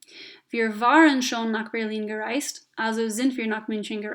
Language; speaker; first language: German; non-native, fluent; English